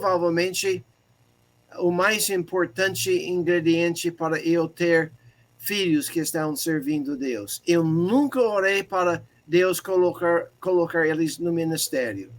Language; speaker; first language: Portuguese; non-native, fluent; English